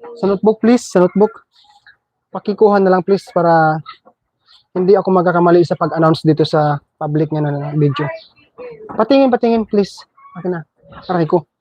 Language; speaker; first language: Filipino; non-native, local second language; Cebuano